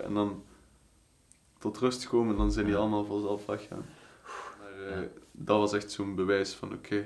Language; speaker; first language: Dutch; native; Dutch